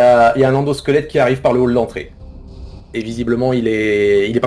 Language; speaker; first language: French; native; French